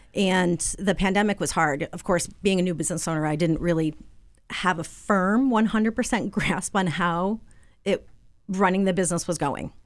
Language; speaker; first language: English; native; English